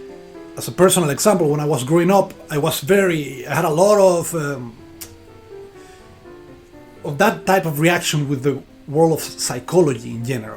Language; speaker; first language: English; non-native, fluent; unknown